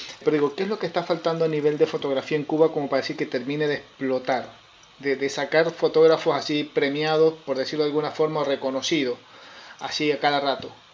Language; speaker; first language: Spanish; native; Spanish